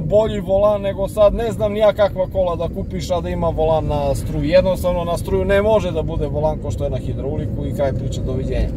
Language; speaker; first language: Serbian; native; Serbian